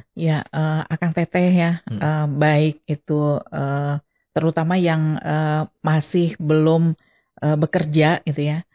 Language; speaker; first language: Indonesian; non-native, local second language; Sundanese